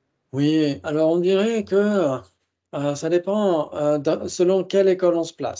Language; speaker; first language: French; native; French